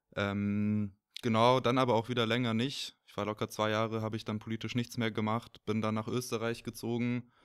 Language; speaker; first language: German; native; German